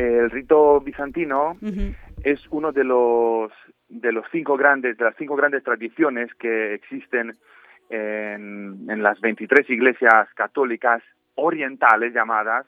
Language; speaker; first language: Spanish; non-native, fluent; Romanian